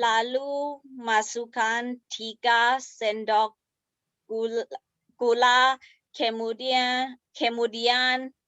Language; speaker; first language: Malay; non-native, learner; Thai